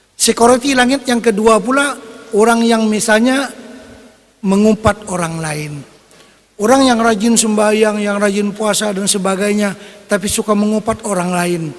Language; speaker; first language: Indonesian; non-native, local second language; Banjar